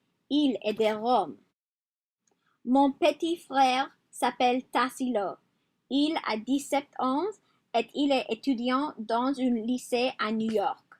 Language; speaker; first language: French; non-native, learner; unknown